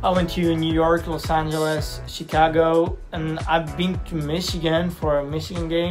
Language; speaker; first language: English; non-native, fluent; Italian